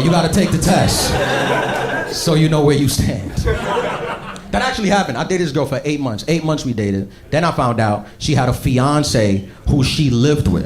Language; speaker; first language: English; native; English